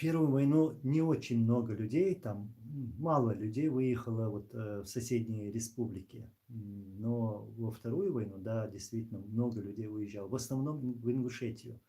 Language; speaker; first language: Russian; non-native, local second language; Chechen